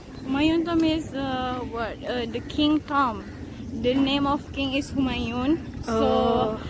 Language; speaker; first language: English; non-native, learner; Indonesian